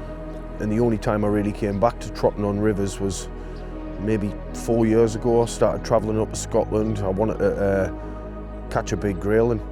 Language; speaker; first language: English; native; English